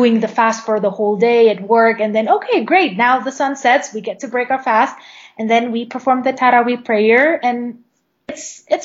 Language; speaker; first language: English; non-native, fluent; Indonesian